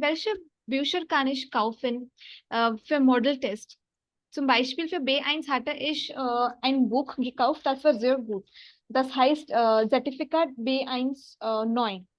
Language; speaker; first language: German; non-native, fluent; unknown